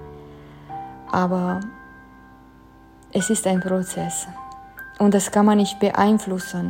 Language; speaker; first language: German; non-native, fluent; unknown